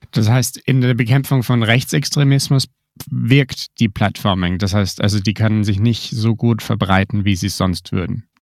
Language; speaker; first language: German; native; German